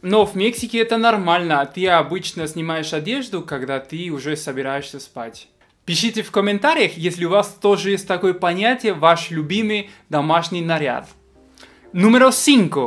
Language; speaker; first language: Russian; non-native, fluent; Spanish